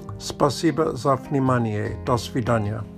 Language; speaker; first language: Russian; non-native, learner; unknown